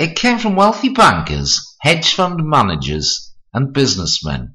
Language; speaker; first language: English; native; English